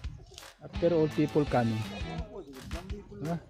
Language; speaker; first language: English; non-native, learner; Filipino